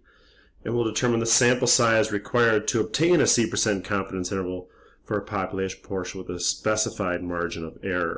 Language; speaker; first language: English; native; English